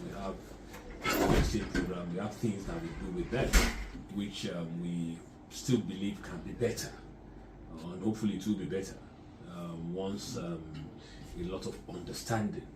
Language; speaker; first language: English; non-native, local second language; Yoruba